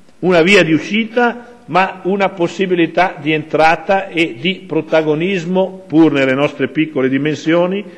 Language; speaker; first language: Italian; native; Italian